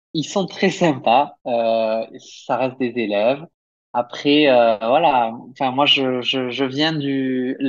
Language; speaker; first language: French; native; French